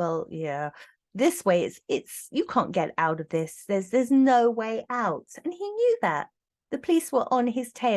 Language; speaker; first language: English; native; English